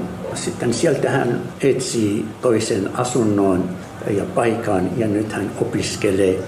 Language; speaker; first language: Finnish; non-native, fluent; Arabic